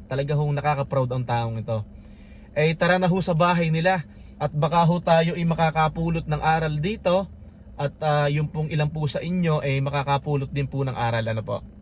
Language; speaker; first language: Filipino; native; Filipino